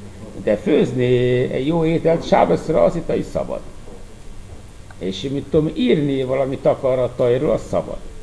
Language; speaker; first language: Hungarian; non-native, fluent; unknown